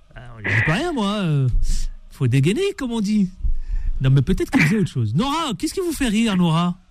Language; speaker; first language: French; native; French